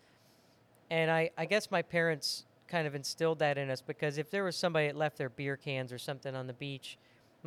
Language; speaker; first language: English; native; English